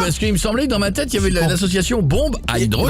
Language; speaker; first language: French; native; French